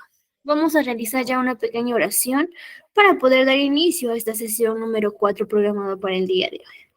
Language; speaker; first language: Spanish; native; Spanish